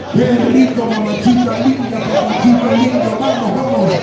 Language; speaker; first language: Spanish; native; Spanish